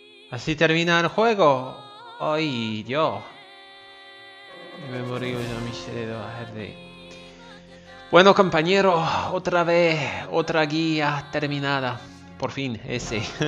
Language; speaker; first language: Spanish; non-native, learner; French